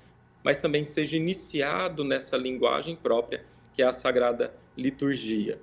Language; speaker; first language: Portuguese; native; Portuguese